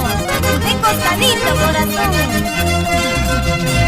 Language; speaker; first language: Spanish; native; Spanish